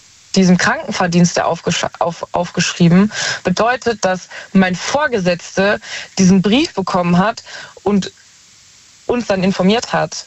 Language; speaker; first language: German; native; German